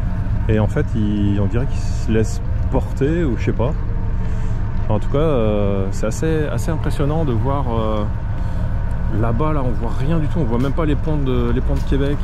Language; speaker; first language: French; native; French